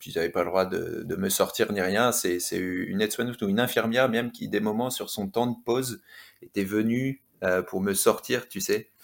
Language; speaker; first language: French; native; French